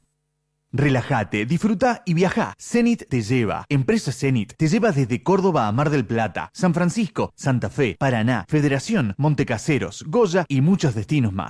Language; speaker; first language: Spanish; native; Spanish